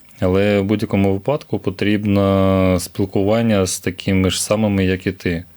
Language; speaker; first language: Ukrainian; native; Ukrainian